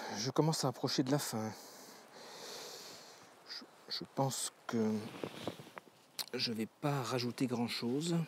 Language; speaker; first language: French; native; French